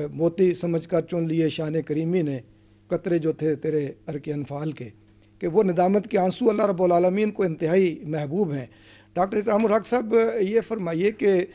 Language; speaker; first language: Urdu; native; Urdu